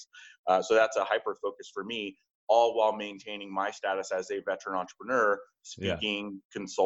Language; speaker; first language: English; native; English